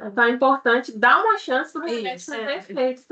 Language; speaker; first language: Portuguese; native; Portuguese